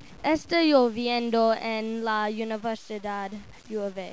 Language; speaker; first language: Spanish; non-native, learner; English